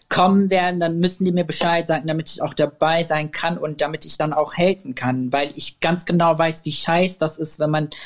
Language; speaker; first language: German; non-native, fluent; Arabic